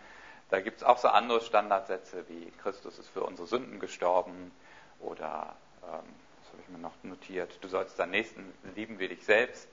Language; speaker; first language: German; native; German